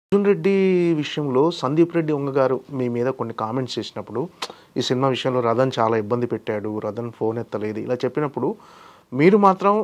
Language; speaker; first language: Telugu; native; Telugu